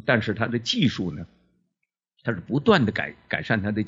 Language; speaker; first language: Chinese; native; Chinese